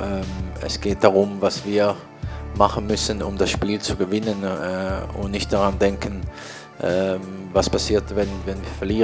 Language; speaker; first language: German; non-native, fluent; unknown